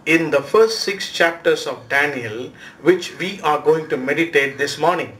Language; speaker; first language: English; non-native, local second language; Tamil